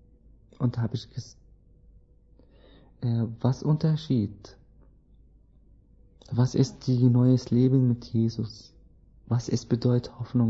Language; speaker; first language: German; non-native, learner; Arabic